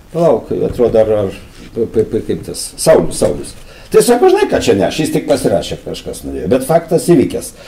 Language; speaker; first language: Lithuanian; native; Lithuanian